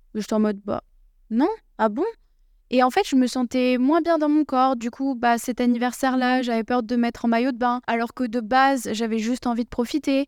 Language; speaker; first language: French; native; French